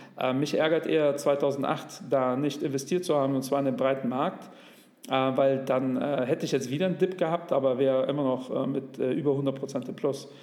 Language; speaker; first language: German; native; German